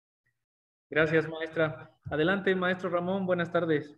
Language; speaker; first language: Spanish; native; Spanish